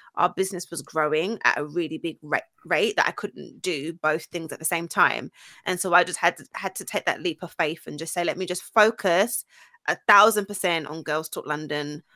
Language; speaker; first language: English; native; English